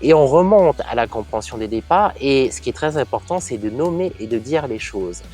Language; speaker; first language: French; native; French